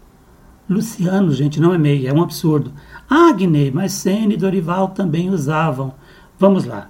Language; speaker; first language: Portuguese; native; Portuguese